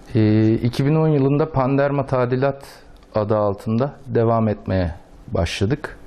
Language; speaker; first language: Turkish; native; Turkish